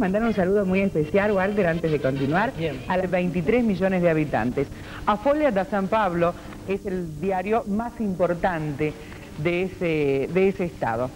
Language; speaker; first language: Spanish; native; Spanish